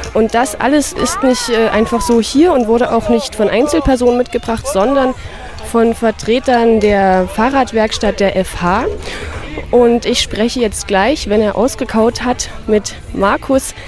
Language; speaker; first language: German; native; German